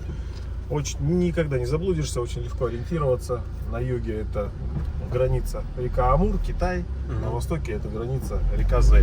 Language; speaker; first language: Russian; native; Russian